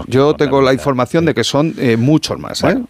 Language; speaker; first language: Spanish; native; Spanish